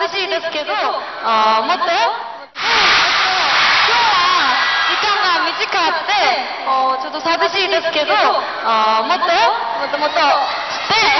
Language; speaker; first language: Japanese; non-native, fluent; Korean